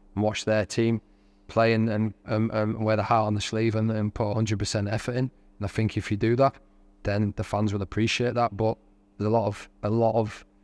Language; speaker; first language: English; native; English